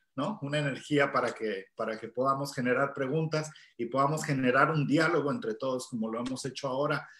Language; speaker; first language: Spanish; native; Spanish